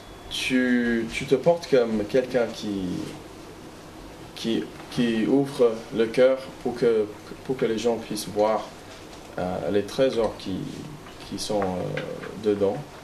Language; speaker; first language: French; non-native, fluent; English